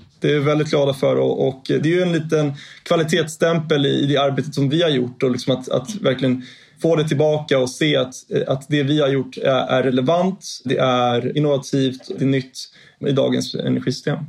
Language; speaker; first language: Swedish; native; Swedish